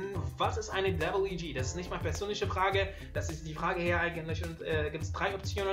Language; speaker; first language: German; non-native, learner; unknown